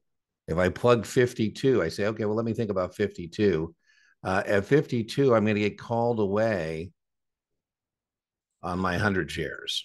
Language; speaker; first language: English; native; English